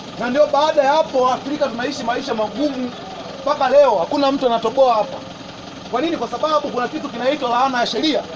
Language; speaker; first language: Swahili; native; Swahili